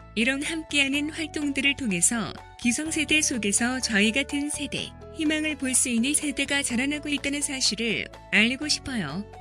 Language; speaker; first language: Korean; native; Korean